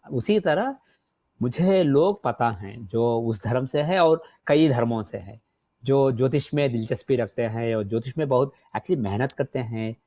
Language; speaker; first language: Hindi; non-native, local second language; Telugu